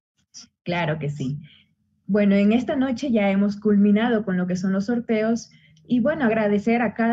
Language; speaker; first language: Spanish; native; Spanish